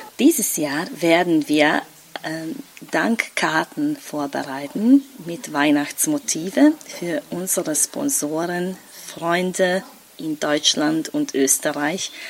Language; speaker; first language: German; non-native, local second language; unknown